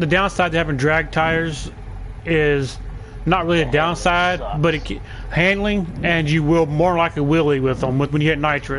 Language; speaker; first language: English; native; English